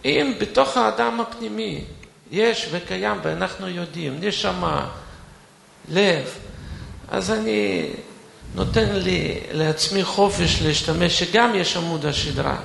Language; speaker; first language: Hebrew; non-native, fluent; Russian